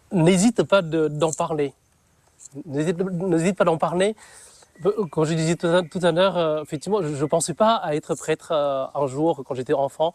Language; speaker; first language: French; non-native, fluent; Vietnamese